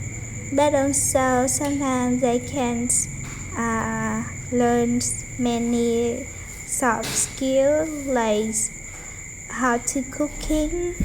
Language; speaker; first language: English; non-native, learner; Vietnamese